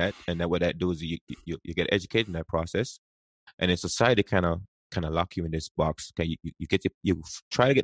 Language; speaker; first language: English; non-native, local second language; Jamaican Creole English